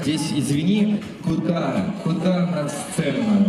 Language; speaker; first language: Russian; native; Russian